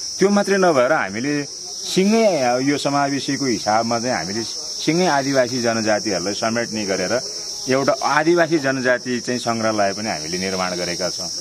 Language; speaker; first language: Nepali; non-native, local second language; Gurung